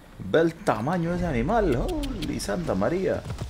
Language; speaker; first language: Spanish; native; Spanish